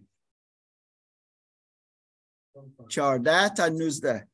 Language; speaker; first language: Persian; non-native, learner; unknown